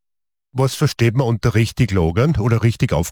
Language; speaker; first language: German; native; German